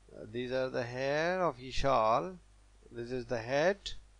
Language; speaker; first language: English; non-native, local second language; Pashto